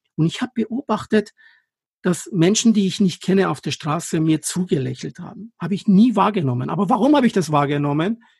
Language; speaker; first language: German; non-native, fluent; Persian